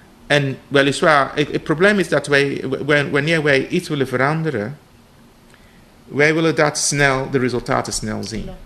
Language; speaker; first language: Dutch; non-native, fluent; English